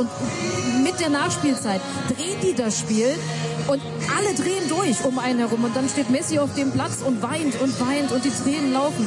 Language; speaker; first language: German; native; German